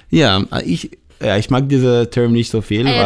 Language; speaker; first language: German; non-native, learner; Hebrew